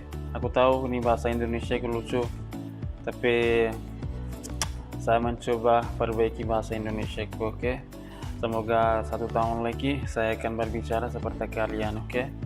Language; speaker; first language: Indonesian; non-native, learner; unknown